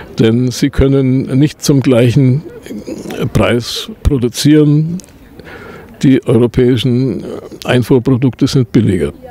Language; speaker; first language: German; native; German